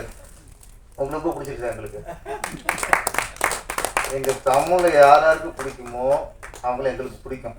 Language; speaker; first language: Tamil; native; Tamil